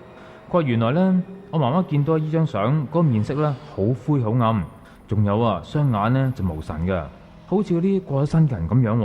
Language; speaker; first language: Cantonese; native; Cantonese